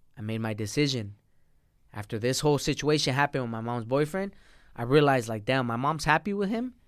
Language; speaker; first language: English; early bilingual, other home language; Spanish